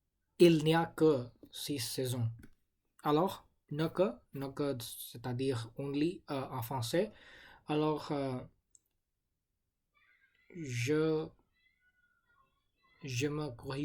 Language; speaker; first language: French; non-native, learner; English